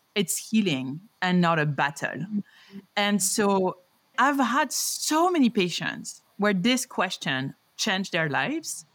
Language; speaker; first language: English; non-native, fluent; French